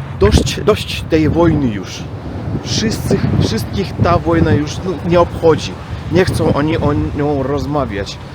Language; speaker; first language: Polish; non-native, learner; Russian